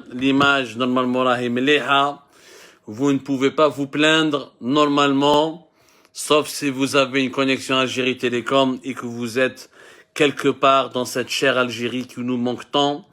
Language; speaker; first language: French; non-native, local second language; Arabic